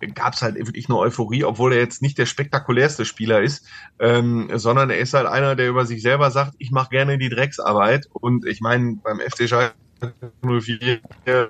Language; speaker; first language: German; native; German